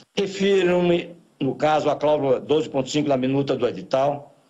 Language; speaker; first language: Portuguese; native; Portuguese